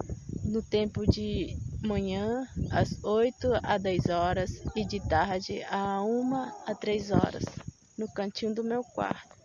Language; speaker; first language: Portuguese; non-native, local second language; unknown